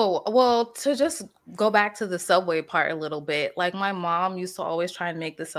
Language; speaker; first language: English; native; English